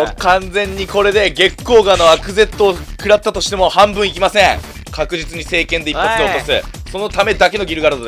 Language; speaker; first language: Japanese; native; Japanese